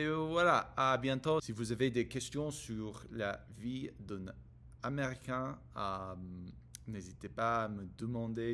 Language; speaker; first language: French; non-native, learner; English